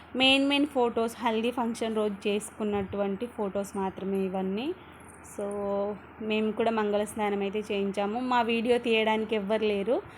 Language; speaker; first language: Telugu; non-native, local second language; Lambadi